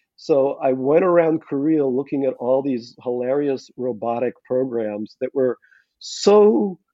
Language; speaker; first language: English; non-native, fluent; Russian